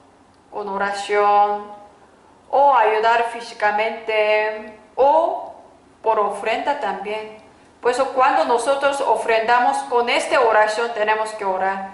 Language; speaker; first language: Spanish; non-native, fluent; Korean